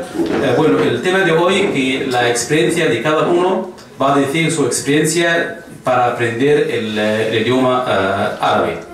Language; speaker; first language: Spanish; non-native, fluent; Arabic